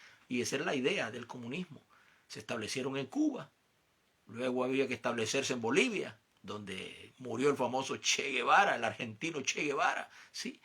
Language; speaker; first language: Spanish; native; Spanish